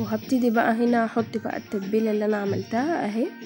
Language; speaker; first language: Arabic; native; Arabic